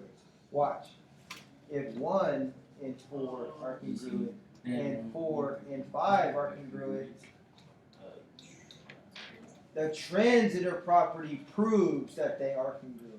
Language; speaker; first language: English; native; English